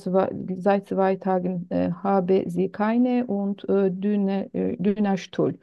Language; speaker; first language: German; non-native, learner; Turkish